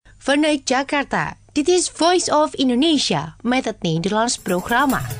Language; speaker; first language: Dutch; non-native, fluent; Indonesian